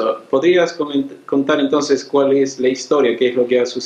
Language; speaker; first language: Spanish; native; Spanish